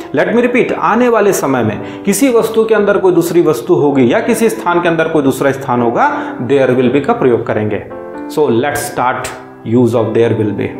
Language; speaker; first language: Hindi; native; Hindi